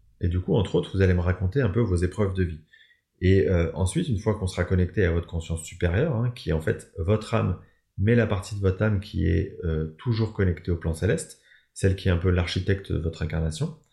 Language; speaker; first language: French; native; French